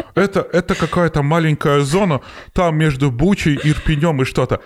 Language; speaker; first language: Russian; non-native, local second language; Ukrainian